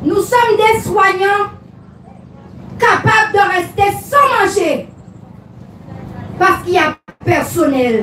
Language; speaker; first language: French; native; French